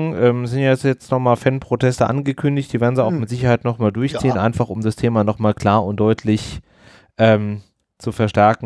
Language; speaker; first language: German; native; German